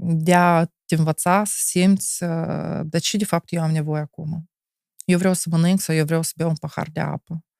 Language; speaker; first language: Romanian; non-native, local second language; Russian